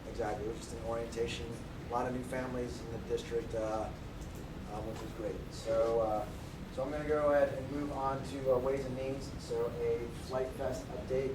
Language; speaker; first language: English; native; English